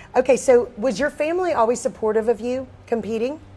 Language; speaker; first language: English; native; English